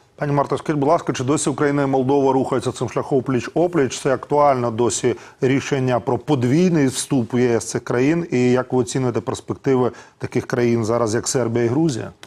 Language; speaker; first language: Ukrainian; native; Ukrainian